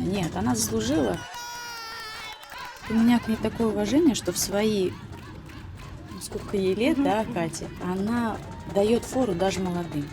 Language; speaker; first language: Russian; native; Russian